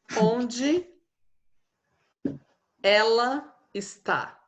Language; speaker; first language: Portuguese; non-native, fluent; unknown